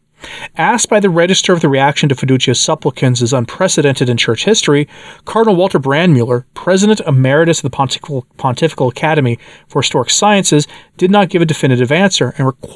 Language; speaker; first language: English; native; English